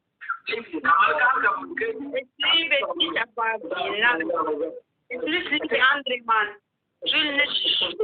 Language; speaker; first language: German; non-native, learner; Oromo